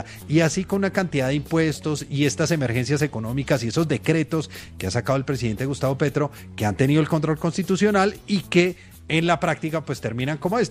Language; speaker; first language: Spanish; native; Spanish